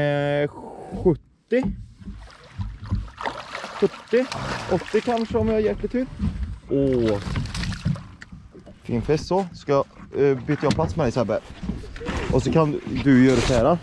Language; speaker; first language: Swedish; native; Swedish